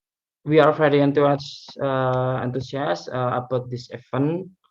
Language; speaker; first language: English; non-native, learner; Indonesian